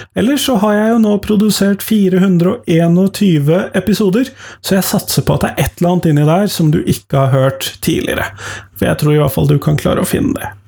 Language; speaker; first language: Norwegian; native; Norwegian